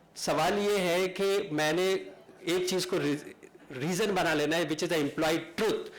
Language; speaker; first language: Urdu; native; Urdu